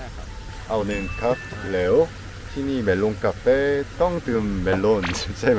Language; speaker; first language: Thai; non-native, learner; Korean